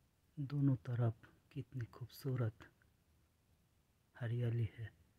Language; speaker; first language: Hindi; non-native, local second language; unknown